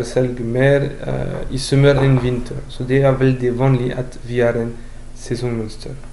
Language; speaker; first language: Norwegian; non-native, learner; French